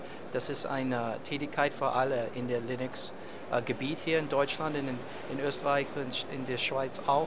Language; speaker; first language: German; non-native, learner; English